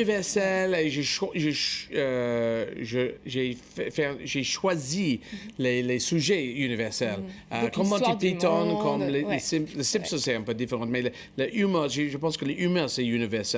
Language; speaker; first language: French; non-native, fluent; English